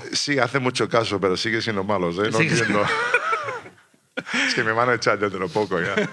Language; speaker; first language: Spanish; non-native, fluent; English